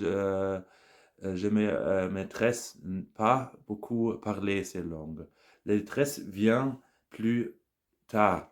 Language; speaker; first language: French; non-native, learner; German